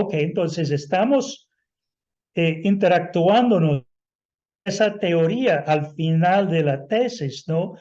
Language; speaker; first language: Spanish; non-native, fluent; English